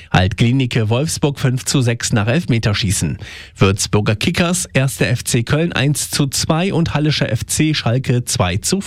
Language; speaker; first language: German; native; German